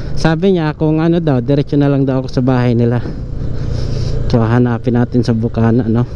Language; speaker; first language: Filipino; native; Filipino